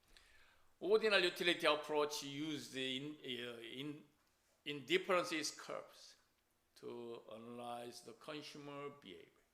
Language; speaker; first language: English; non-native, fluent; Korean